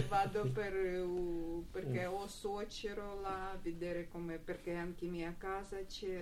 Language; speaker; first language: Italian; non-native, learner; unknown